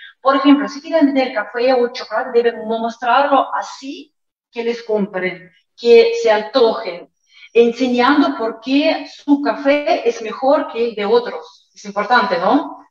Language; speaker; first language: Spanish; non-native, fluent; Russian